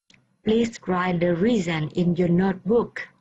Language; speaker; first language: English; non-native, fluent; Vietnamese